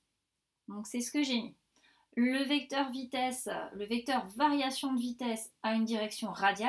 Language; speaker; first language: French; native; French